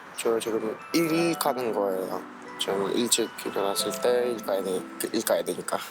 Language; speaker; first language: Korean; non-native, learner; Russian